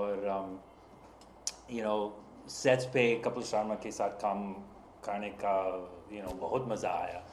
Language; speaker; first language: Hindi; non-native, fluent; English